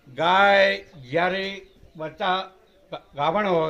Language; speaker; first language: Hindi; non-native, local second language; Gujarati